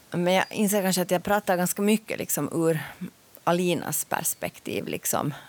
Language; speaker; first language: Swedish; native; Swedish